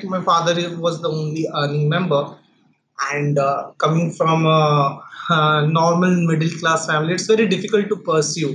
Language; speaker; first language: English; non-native, local second language; Odia